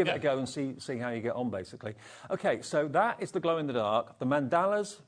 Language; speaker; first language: English; native; English